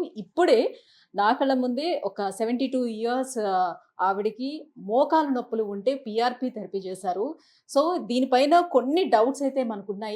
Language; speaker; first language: Telugu; native; Telugu